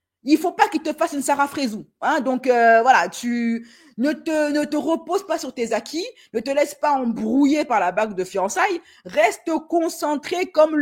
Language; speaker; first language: French; native; French